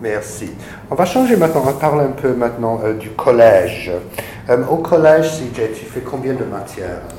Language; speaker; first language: French; non-native, fluent; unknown